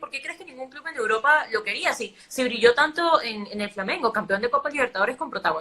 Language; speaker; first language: Spanish; native; Spanish